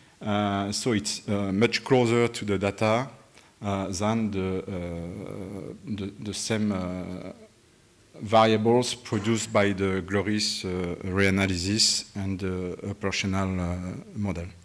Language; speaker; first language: English; non-native, fluent; French